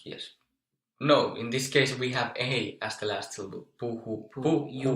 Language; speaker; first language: English; non-native, fluent; Finnish